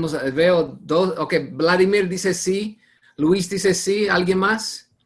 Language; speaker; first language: Spanish; non-native, fluent; English